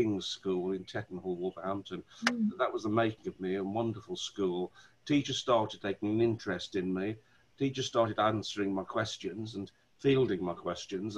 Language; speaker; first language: English; native; English